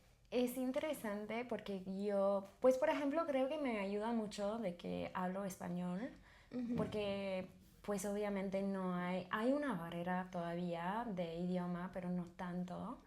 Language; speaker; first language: Spanish; non-native, fluent; English